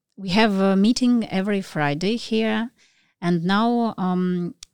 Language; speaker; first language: English; non-native, learner; Russian